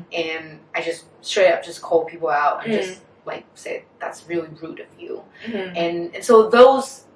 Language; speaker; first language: English; non-native, fluent; Vietnamese